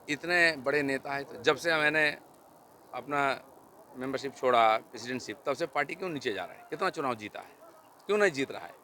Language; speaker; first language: Hindi; non-native, local second language; Bangla